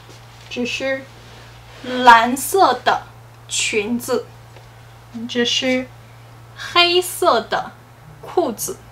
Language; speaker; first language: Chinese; non-native, fluent; English